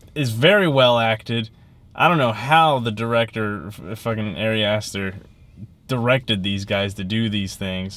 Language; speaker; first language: English; native; English